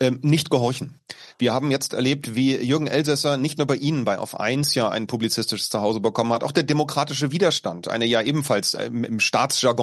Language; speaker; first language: German; native; German